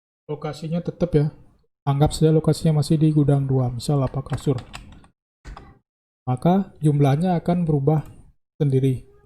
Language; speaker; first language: Indonesian; native; Indonesian